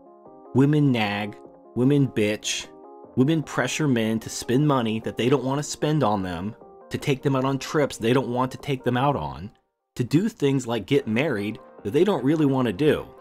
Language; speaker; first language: English; native; English